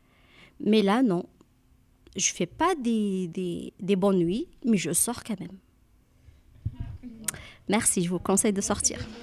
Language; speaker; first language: French; non-native, learner; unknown